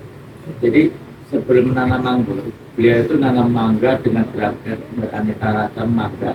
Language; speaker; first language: Indonesian; native; Indonesian